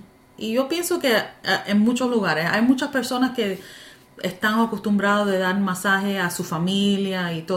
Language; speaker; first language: Spanish; early bilingual, heritage; Spanish